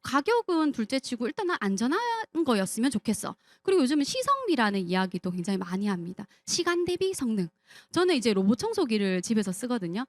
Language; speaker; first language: Korean; native; Korean